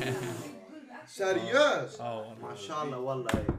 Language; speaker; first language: Swedish; early bilingual, other home language; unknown